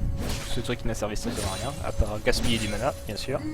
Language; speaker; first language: French; native; French